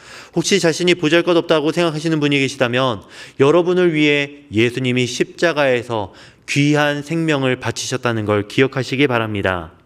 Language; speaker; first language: Korean; native; Korean